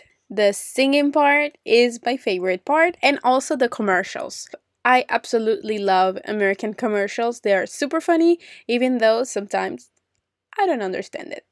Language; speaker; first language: English; non-native, fluent; Spanish